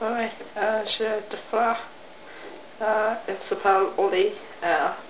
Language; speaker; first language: French; non-native, learner; English